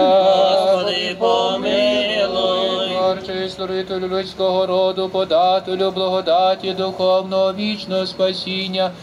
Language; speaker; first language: Ukrainian; native; Ukrainian